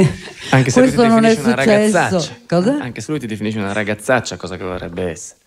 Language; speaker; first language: Italian; native; Italian